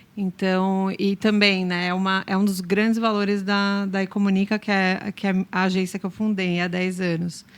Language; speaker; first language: Portuguese; native; Portuguese